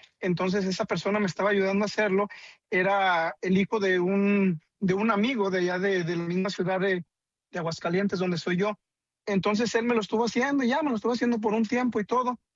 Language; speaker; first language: Spanish; native; Spanish